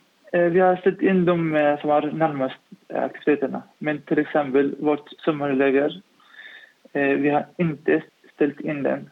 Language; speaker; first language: Swedish; non-native, fluent; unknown